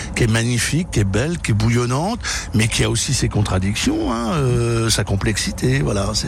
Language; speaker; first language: French; native; French